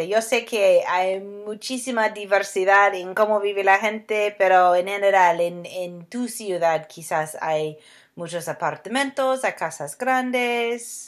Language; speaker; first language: Spanish; non-native, fluent; English